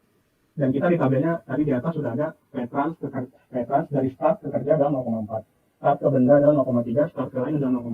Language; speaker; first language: Indonesian; native; Indonesian